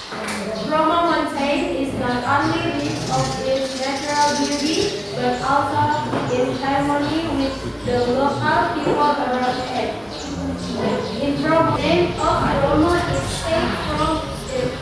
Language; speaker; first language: English; non-native, learner; Indonesian